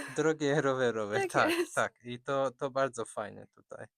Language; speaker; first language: Polish; non-native, fluent; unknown